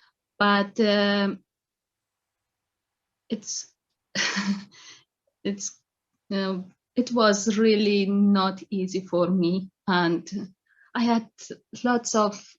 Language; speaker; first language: English; non-native, learner; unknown